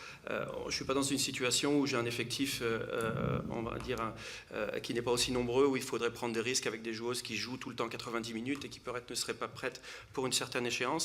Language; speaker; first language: French; native; French